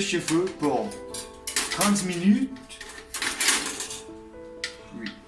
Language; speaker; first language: French; non-native, learner; Spanish